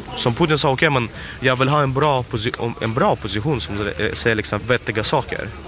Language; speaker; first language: Swedish; early bilingual, other home language; Russian